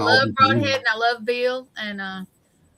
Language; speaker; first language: English; native; English